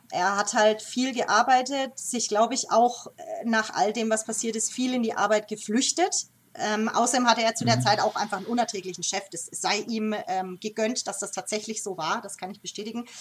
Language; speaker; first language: German; native; German